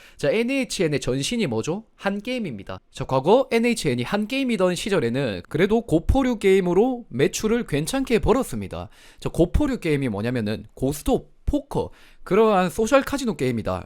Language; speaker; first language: Korean; native; Korean